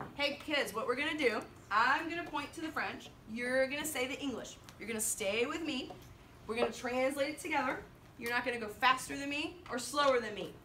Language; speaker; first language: English; native; English